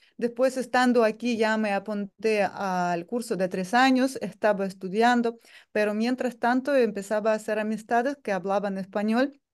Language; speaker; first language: Spanish; non-native, fluent; Russian